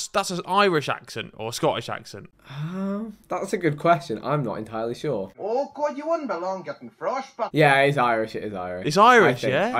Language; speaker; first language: English; native; English